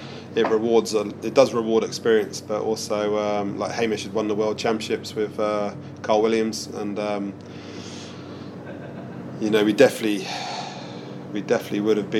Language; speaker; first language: English; native; English